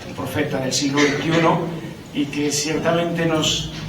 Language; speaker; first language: Spanish; native; Spanish